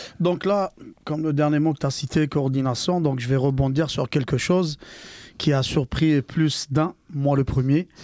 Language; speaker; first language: French; non-native, local second language; Arabic